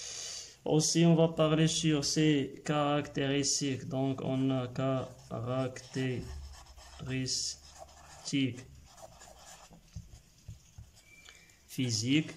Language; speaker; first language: French; non-native, local second language; Arabic